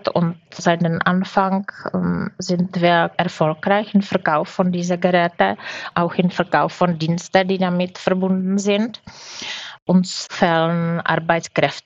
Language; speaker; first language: German; non-native, fluent; Czech